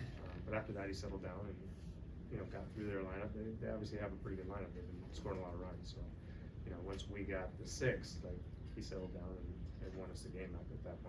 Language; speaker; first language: English; native; English